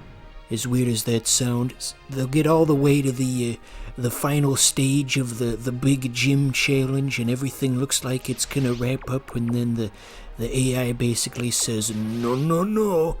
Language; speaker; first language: English; native; English